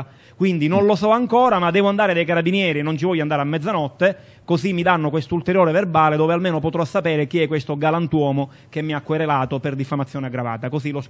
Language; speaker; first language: Italian; native; Italian